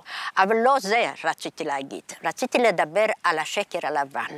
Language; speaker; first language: Hebrew; non-native, fluent; Polish